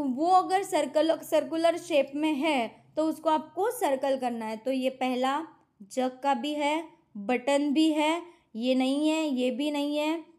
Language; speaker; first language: Hindi; non-native, local second language; Marathi